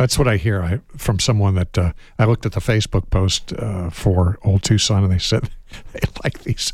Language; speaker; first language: English; native; English